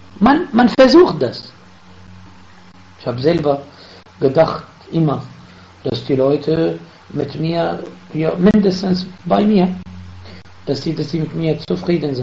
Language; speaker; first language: German; non-native, fluent; Arabic